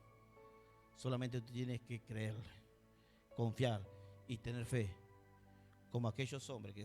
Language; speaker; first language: Spanish; native; Spanish